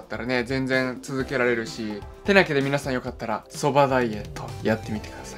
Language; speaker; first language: Japanese; native; Japanese